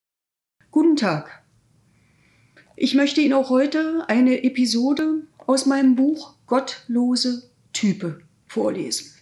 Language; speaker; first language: German; native; German